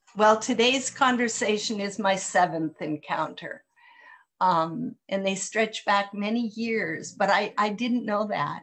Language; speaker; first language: English; native; English